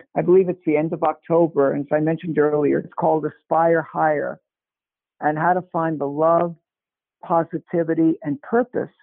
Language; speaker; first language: English; native; English